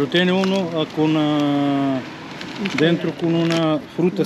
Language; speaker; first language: Spanish; non-native, learner; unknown